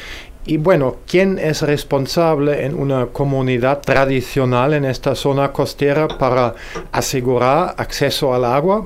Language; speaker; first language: Spanish; non-native, fluent; German